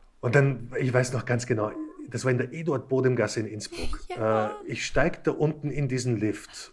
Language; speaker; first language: German; early bilingual, other home language; Slovak